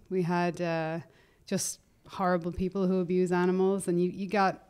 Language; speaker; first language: English; native; English